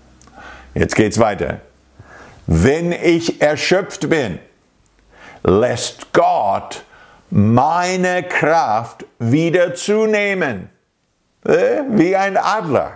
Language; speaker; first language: German; non-native, fluent; English